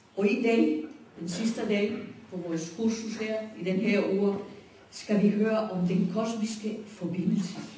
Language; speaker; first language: Danish; non-native, fluent; Spanish